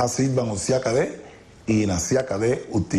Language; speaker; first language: Bulgarian; non-native, learner; Spanish